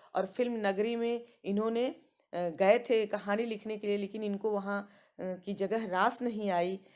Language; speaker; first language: Hindi; native; Hindi